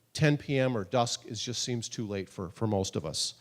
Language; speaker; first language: English; native; English